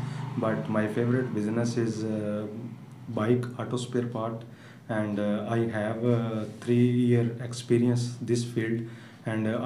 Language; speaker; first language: English; non-native, learner; Punjabi